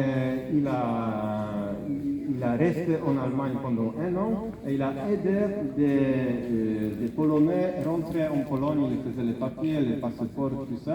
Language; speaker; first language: French; non-native, fluent; Polish